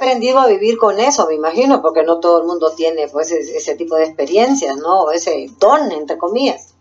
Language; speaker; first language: Spanish; native; Spanish